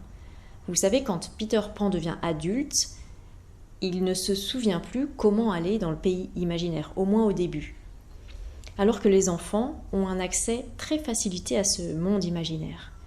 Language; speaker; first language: French; native; French